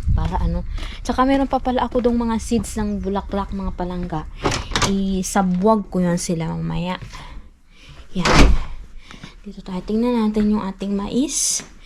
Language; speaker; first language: Filipino; non-native, local second language; Cebuano